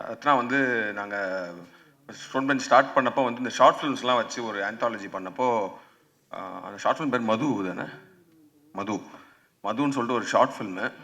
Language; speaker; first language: Tamil; native; Tamil